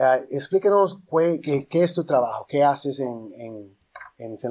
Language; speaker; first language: Spanish; native; Spanish